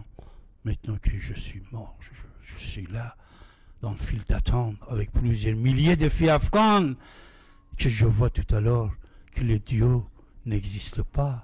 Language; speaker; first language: French; non-native, fluent; Persian